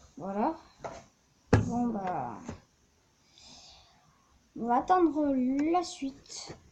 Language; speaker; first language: French; native; French